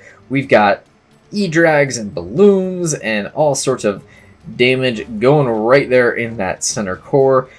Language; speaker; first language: English; native; English